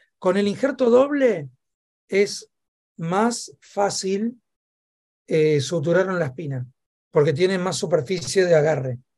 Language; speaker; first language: Spanish; native; Spanish